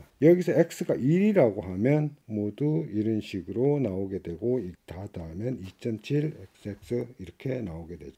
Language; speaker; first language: Korean; native; Korean